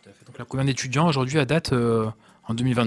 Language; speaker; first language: French; native; French